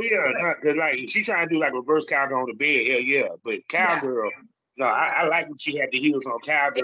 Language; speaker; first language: English; native; English